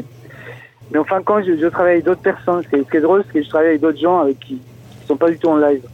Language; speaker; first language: French; non-native, fluent; Spanish